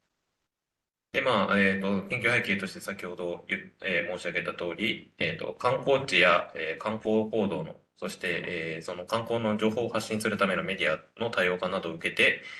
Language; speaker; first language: Japanese; native; Japanese